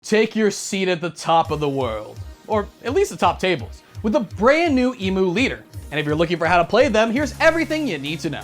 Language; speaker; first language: English; native; English